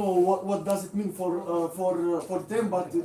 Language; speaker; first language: English; non-native, learner; Russian